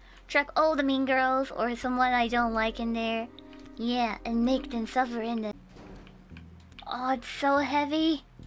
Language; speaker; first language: English; non-native, fluent; Japanese